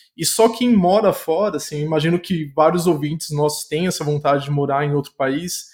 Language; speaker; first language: Portuguese; native; Portuguese